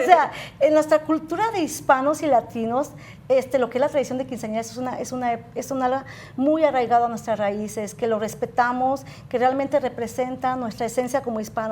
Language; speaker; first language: Spanish; native; Spanish